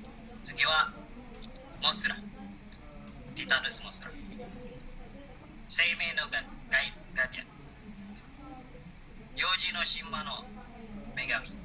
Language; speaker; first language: Japanese; non-native, learner; Indonesian